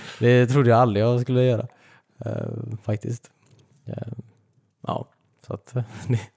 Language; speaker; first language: Swedish; native; Swedish